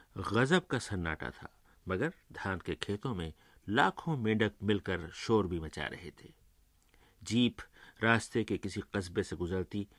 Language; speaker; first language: Urdu; native; Urdu